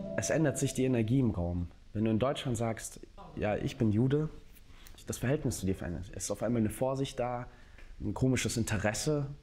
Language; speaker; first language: German; early bilingual, other home language; Russian